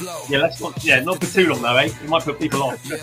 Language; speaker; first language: English; native; English